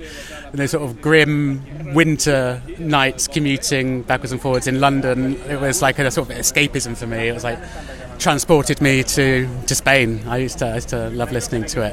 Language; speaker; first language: English; native; English